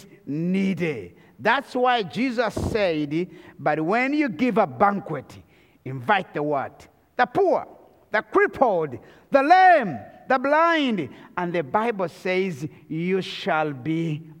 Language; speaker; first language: English; non-native, local second language; Kinyarwanda